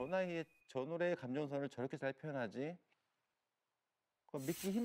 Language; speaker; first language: Korean; native; Korean